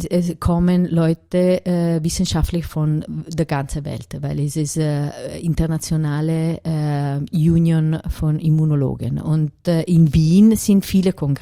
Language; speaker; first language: German; non-native, fluent; Italian